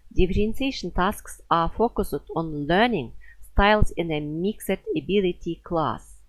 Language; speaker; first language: English; non-native, fluent; Kazakh